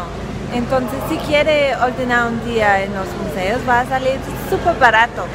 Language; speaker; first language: Spanish; non-native, fluent; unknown